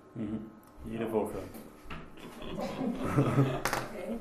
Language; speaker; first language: German; non-native, fluent; English